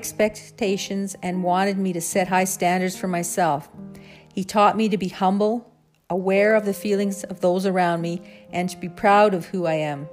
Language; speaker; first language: English; native; English